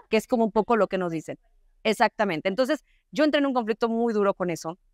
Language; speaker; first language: Spanish; native; Spanish